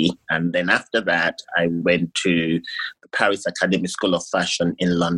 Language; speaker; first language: English; non-native, local second language; Yoruba